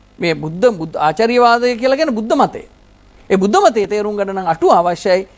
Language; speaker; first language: Sinhala; native; Sinhala